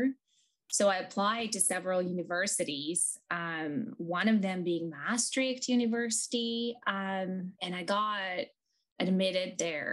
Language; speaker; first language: English; non-native, fluent; Ukrainian